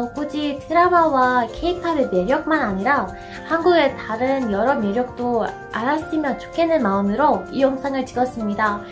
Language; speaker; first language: Korean; non-native, fluent; Persian